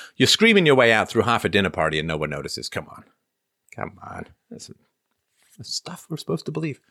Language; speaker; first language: English; native; English